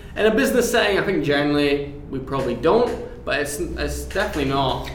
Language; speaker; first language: English; native; English